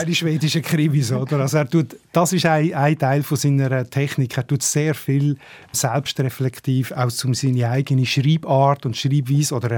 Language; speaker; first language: German; native; German